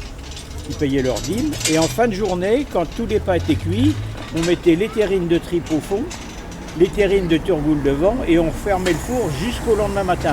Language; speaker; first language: French; native; French